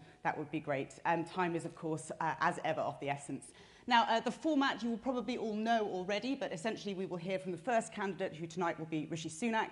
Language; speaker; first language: English; native; English